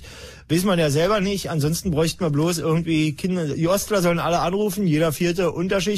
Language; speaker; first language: German; native; German